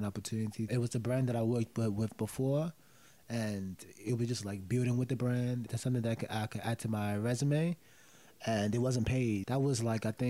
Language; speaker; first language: English; early bilingual, other home language; Yoruba